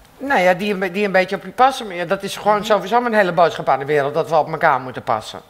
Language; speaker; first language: Dutch; non-native, local second language; Western Frisian